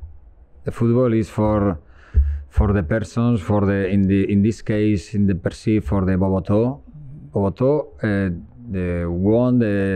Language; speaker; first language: English; non-native, learner; Spanish